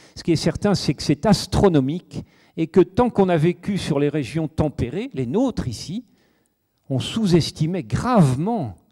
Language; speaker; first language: French; native; French